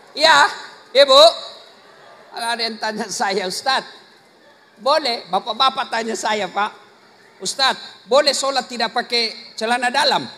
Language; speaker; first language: Indonesian; non-native, local second language; Buginese